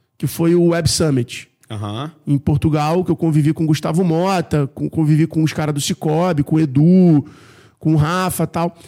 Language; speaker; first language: Portuguese; native; Portuguese